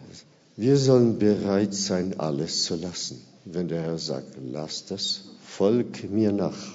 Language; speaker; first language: German; non-native, fluent; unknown